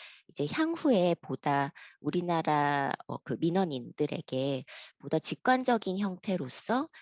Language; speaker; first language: Korean; native; Korean